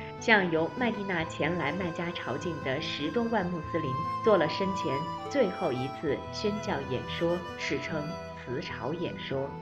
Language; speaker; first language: Chinese; native; Chinese